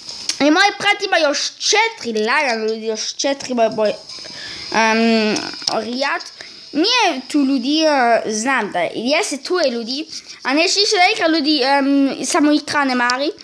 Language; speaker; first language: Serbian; early bilingual, heritage; Serbian